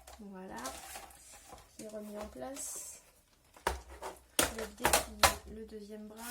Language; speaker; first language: French; native; French